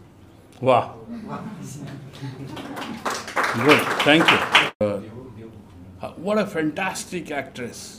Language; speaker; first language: Hindi; native; Hindi